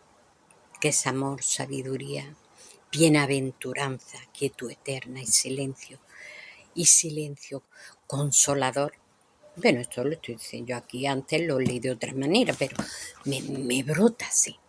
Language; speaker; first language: Spanish; native; Spanish